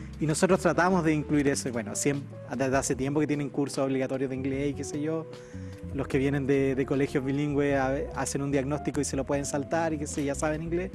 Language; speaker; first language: Spanish; native; Spanish